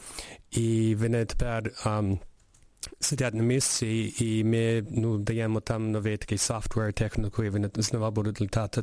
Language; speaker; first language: Ukrainian; early bilingual, heritage; Ukrainian